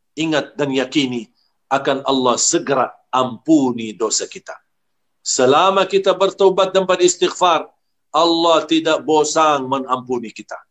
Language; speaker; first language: Malay; non-native, fluent; Arabic